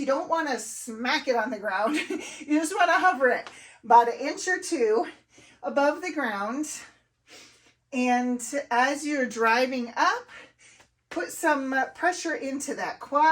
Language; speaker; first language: English; native; English